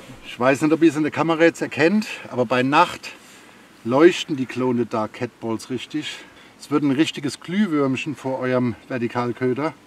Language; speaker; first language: German; native; German